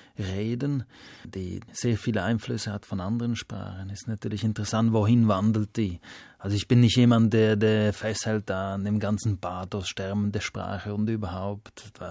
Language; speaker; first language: German; non-native, local second language; Romansh